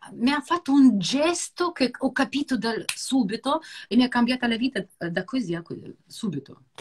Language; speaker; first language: Italian; non-native, fluent; Russian